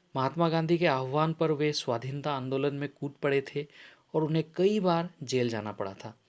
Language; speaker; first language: Hindi; non-native, local second language; Assamese